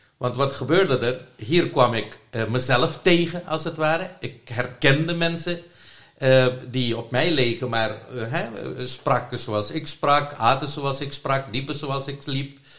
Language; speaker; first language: Dutch; non-native, local second language; Caribbean Hindustani